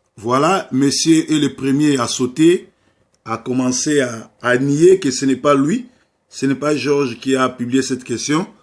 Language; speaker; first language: French; non-native, local second language; Lingala